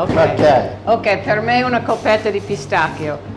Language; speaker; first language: Italian; non-native, learner; English